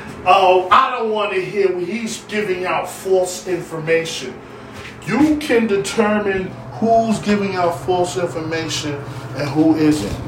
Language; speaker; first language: English; native; English